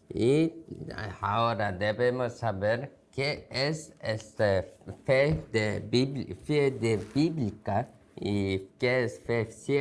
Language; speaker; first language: Spanish; non-native, fluent; Korean